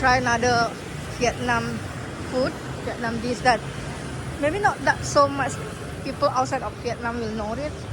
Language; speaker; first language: English; non-native, learner; Indonesian